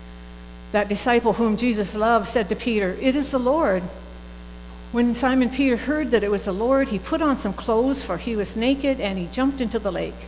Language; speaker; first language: English; native; English